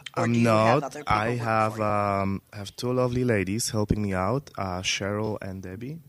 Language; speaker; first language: English; non-native, fluent; Polish